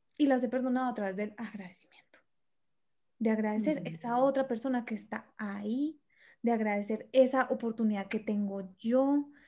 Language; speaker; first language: Spanish; native; Spanish